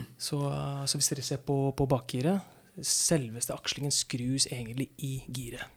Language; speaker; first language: Norwegian; non-native, fluent; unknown